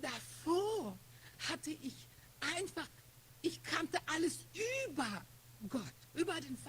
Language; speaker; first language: German; non-native, fluent; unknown